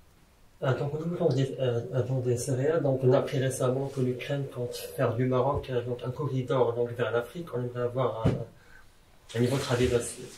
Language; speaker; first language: French; non-native, local second language; Arabic